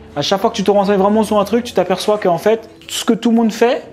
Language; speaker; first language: French; native; French